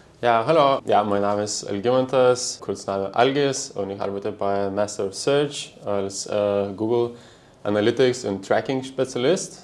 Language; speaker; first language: German; non-native, learner; Lithuanian